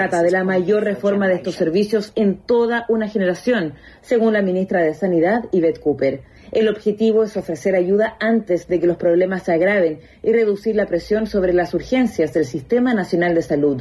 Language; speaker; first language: Spanish; native; Spanish